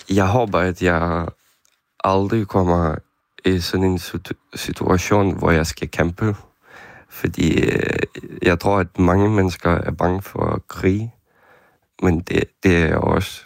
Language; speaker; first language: Danish; non-native, fluent; Ukrainian